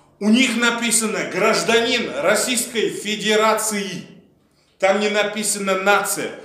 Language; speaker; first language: Russian; non-native, local second language; Uzbek